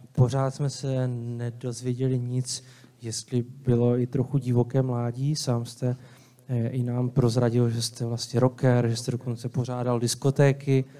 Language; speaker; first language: Czech; native; Czech